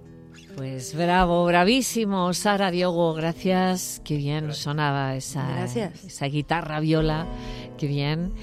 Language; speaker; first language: Spanish; native; Spanish